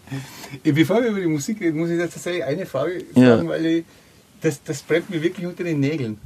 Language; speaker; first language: German; native; German